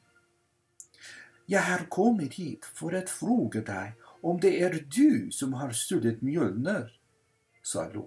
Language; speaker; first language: Swedish; non-native, fluent; English